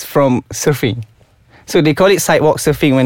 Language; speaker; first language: English; non-native, local second language; Malay